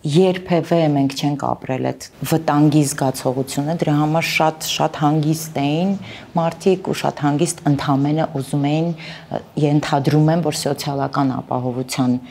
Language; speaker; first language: Armenian; native; Armenian